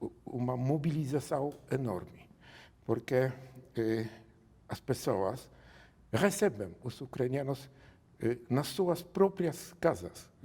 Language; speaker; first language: Portuguese; non-native, learner; Polish